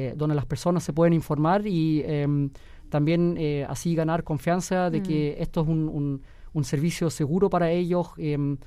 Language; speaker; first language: Spanish; early bilingual, heritage; Spanish